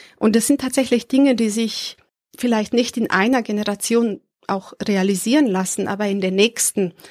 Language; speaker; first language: German; early bilingual, other home language; Serbian